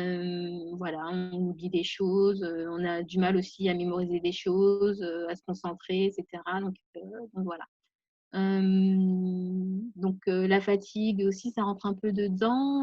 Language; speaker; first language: French; native; French